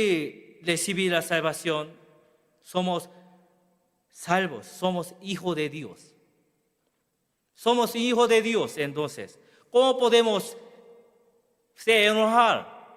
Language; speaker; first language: Spanish; non-native, learner; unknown